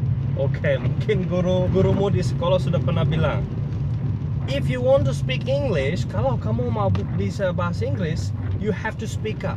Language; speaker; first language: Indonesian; non-native, fluent; English